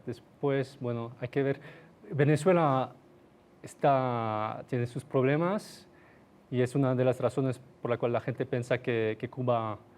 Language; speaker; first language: Spanish; non-native, fluent; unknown